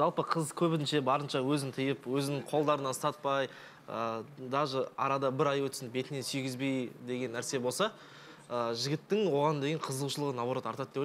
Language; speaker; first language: Kazakh; native; Kazakh